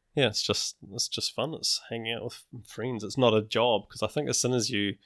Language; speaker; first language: English; native; English